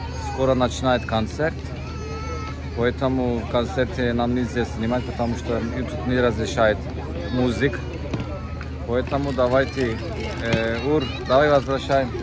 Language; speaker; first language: Russian; non-native, learner; Turkish